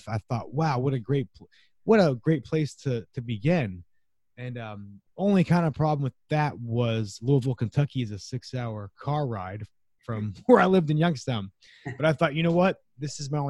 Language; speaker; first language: English; native; English